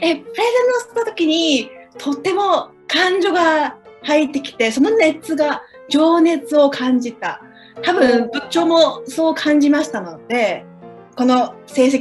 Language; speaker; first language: Japanese; non-native, fluent; Cantonese